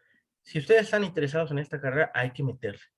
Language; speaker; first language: Spanish; native; Spanish